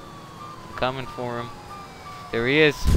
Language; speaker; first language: English; native; English